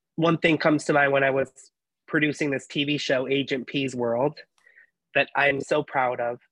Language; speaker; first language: English; native; English